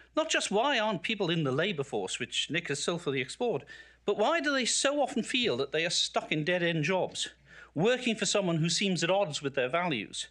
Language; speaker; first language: English; native; English